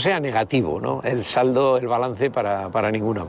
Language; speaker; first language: Spanish; native; Spanish